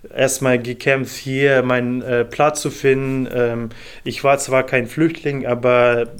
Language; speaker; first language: German; non-native, fluent; Ukrainian